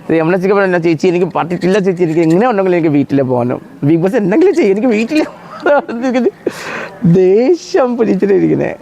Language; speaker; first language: Malayalam; non-native, local second language; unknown